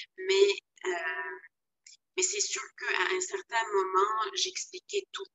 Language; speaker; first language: French; non-native, local second language; Arabic